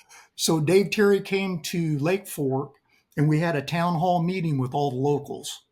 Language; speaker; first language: English; native; English